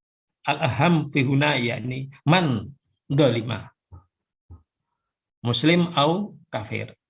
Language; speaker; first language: Arabic; non-native, fluent; Indonesian